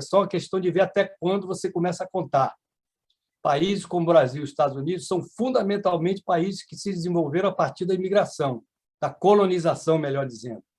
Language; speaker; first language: Portuguese; native; Portuguese